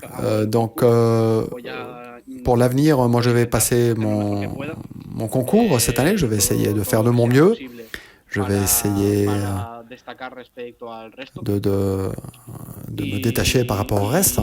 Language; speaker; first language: French; non-native, fluent; Spanish